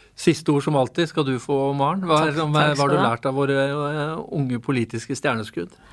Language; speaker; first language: Norwegian; native; Norwegian